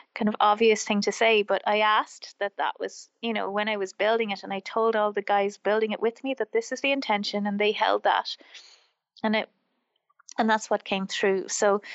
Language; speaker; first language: English; native; English